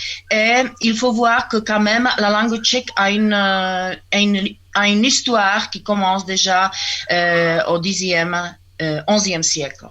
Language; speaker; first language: French; non-native, fluent; Czech